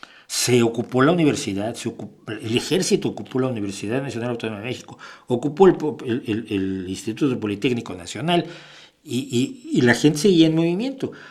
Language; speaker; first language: Spanish; native; Spanish